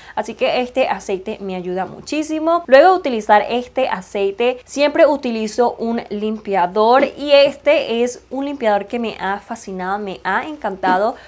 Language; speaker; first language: Spanish; non-native, fluent; Chinese